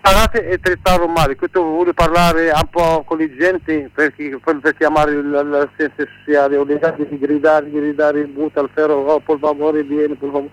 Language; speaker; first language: Italian; non-native, learner; Arabic